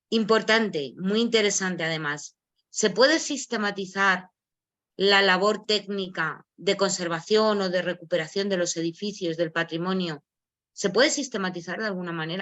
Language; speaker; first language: Spanish; native; Spanish